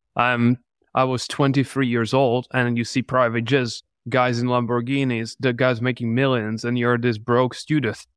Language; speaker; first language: English; non-native, fluent; Czech